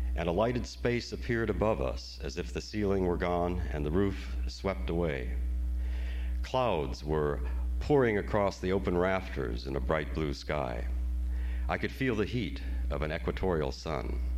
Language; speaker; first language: English; native; English